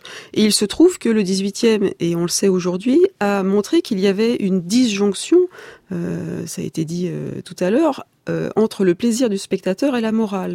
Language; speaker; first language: French; native; French